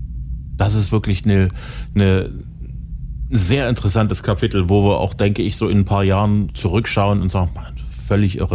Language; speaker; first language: German; native; German